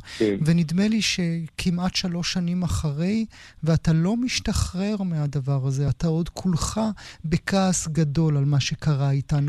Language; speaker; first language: Hebrew; native; Hebrew